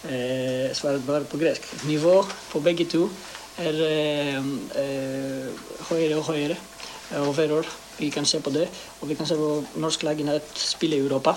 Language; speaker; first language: Norwegian; non-native, learner; Greek